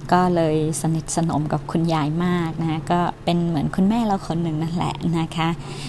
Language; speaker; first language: Thai; non-native, local second language; Khün